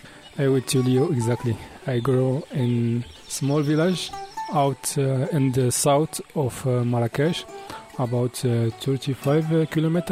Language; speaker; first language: English; non-native, learner; Arabic